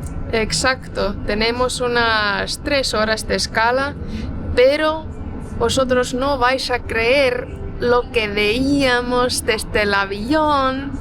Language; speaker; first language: Spanish; non-native, fluent; Portuguese